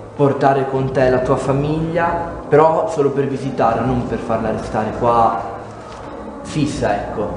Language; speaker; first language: Italian; native; Italian